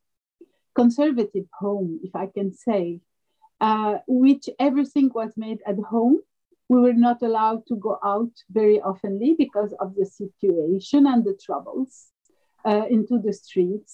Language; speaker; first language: English; non-native, fluent; French